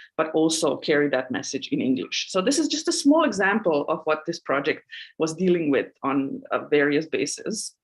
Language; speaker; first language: English; non-native, fluent; Slovenian